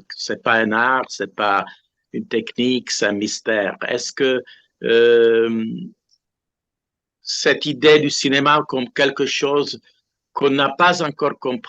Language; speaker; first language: French; non-native, fluent; Italian